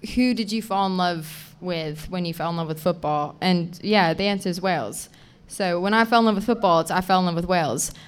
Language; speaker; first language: English; native; English